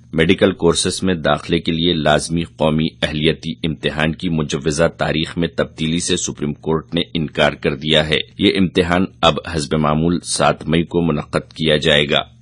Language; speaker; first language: Urdu; native; Urdu